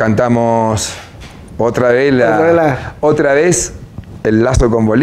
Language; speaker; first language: Spanish; native; Spanish